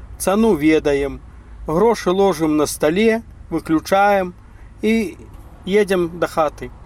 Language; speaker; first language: Belarusian; native; Belarusian